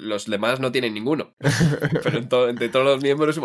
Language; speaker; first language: Spanish; native; Spanish